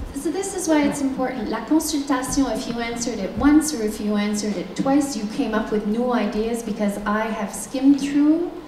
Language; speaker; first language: English; non-native, local second language; French